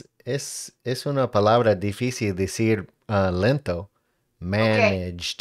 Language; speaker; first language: Spanish; non-native, learner; English